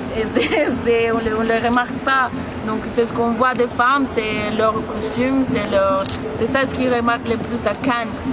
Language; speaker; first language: French; non-native, fluent; Spanish